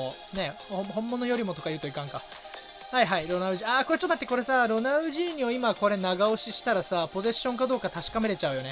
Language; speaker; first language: Japanese; native; Japanese